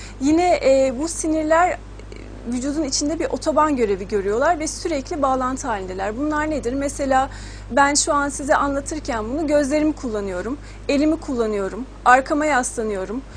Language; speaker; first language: Turkish; native; Turkish